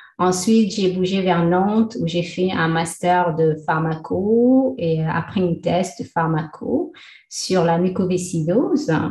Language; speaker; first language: French; non-native, local second language; Arabic